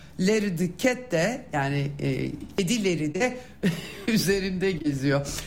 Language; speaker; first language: Turkish; native; Turkish